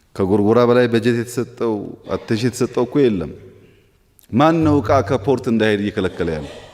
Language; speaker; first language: Amharic; non-native, local second language; Oromo